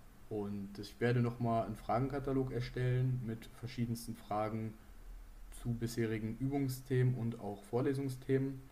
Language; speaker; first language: German; native; German